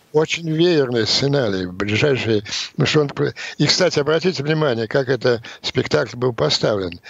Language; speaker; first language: Russian; native; Russian